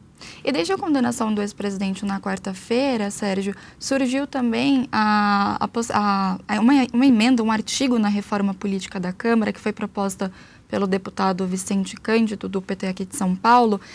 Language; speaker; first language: Portuguese; native; Portuguese